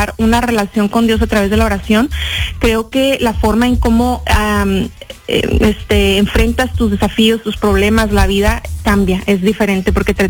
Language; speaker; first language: Spanish; early bilingual, heritage; Spanish